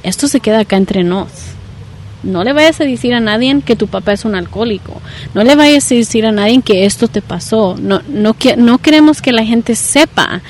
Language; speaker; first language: Spanish; early bilingual, heritage; Spanish